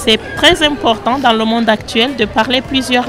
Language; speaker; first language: French; non-native, local second language; Comorian